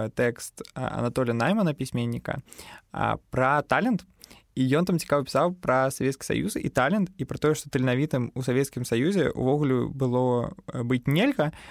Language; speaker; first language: Belarusian; non-native, local second language; Russian